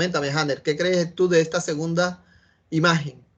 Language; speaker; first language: Spanish; native; Spanish